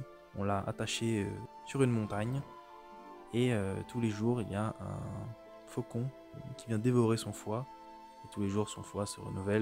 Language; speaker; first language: French; native; French